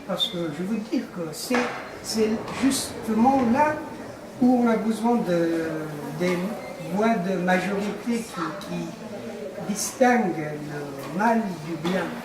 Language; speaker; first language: French; non-native, fluent; Persian